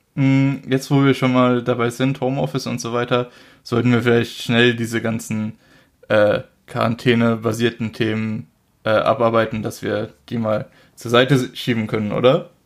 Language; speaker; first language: German; native; German